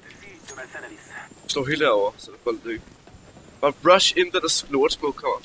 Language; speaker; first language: Danish; native; Danish